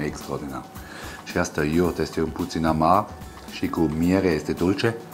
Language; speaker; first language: Romanian; non-native, learner; German